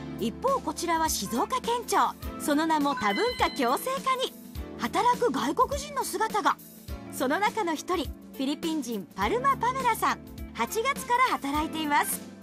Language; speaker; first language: Japanese; native; Japanese